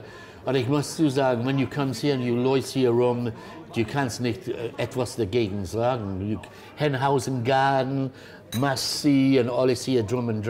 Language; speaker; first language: German; non-native, learner; English